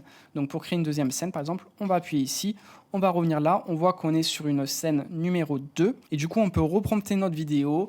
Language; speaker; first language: French; native; French